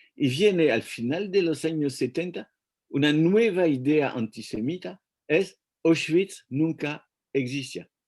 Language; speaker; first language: Spanish; non-native, fluent; French